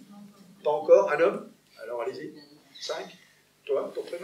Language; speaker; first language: French; native; French